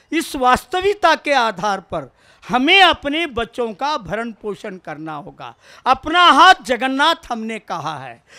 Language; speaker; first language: Hindi; non-native, local second language; Kannada